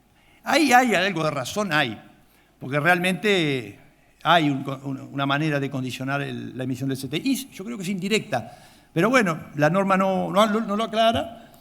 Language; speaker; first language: Spanish; native; Spanish